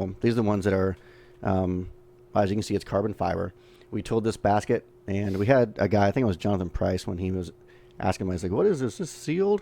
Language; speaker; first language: English; native; English